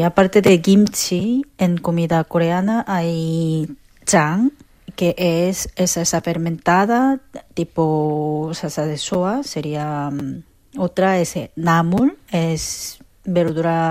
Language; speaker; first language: Spanish; non-native, fluent; Korean